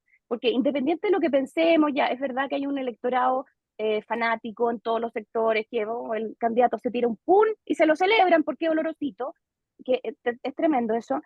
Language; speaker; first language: Spanish; native; Spanish